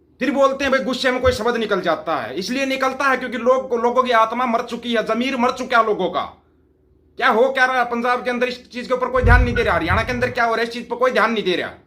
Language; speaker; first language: Hindi; non-native, local second language; Punjabi